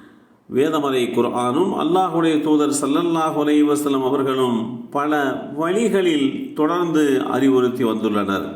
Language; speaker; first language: Tamil; native; Tamil